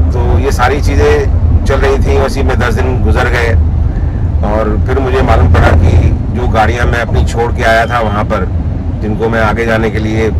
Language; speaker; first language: Hindi; non-native, local second language; Punjabi